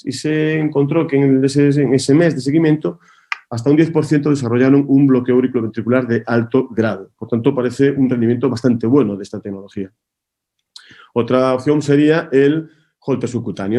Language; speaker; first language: Spanish; native; Spanish